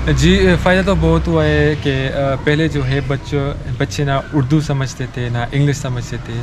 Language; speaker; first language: Urdu; non-native, local second language; Pashto